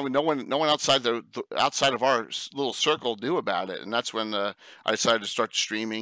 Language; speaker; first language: English; native; English